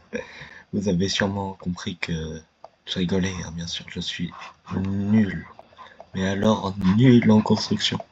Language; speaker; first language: French; native; French